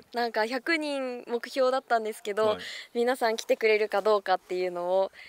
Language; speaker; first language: Japanese; native; Japanese